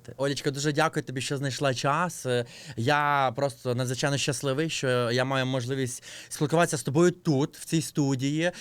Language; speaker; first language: Ukrainian; native; Ukrainian